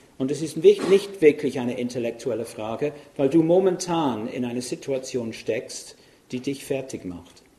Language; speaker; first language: German; non-native, fluent; English